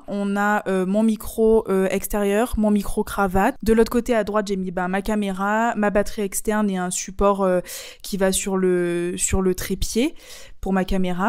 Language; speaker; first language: French; native; French